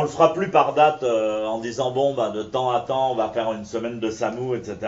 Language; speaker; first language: French; native; French